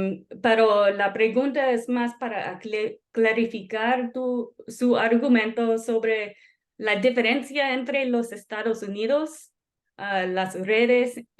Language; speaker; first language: Spanish; non-native, fluent; English